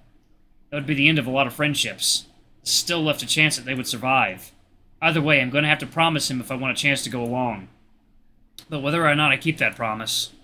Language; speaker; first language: English; native; English